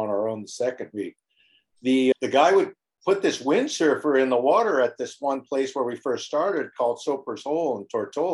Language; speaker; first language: English; native; English